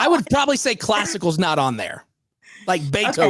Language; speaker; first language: English; native; English